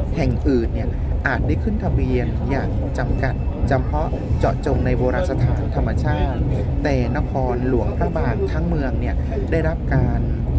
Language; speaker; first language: Thai; native; Thai